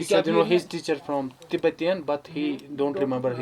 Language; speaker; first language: English; non-native, learner; Hindi